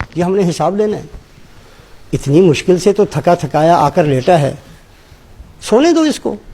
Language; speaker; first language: Urdu; non-native, local second language; Punjabi